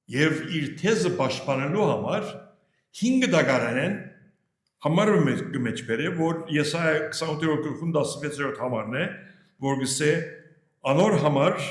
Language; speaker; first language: Armenian; early bilingual, heritage; Armenian